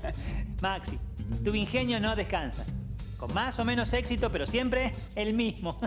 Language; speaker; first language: Spanish; native; Spanish